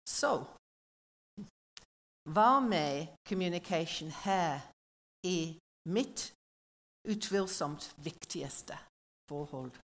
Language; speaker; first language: Norwegian; non-native, learner; English